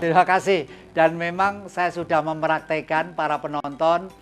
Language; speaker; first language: Indonesian; native; Indonesian